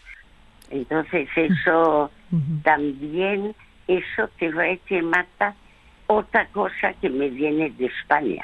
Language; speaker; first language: Spanish; early bilingual, other home language; French